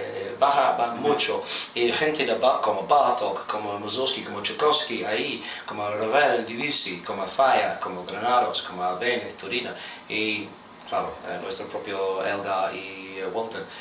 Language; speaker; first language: Spanish; non-native, fluent; English